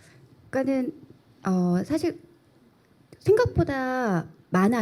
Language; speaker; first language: Korean; native; Korean